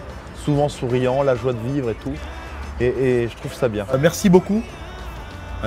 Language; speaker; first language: French; native; French